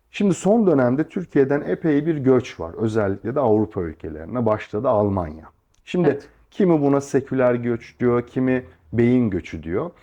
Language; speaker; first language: Turkish; native; Turkish